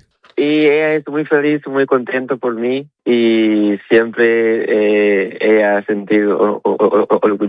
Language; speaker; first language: Spanish; non-native, learner; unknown